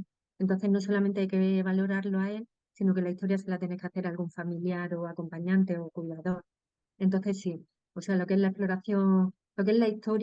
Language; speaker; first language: Spanish; native; Spanish